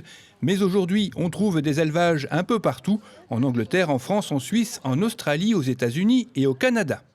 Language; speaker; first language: French; native; French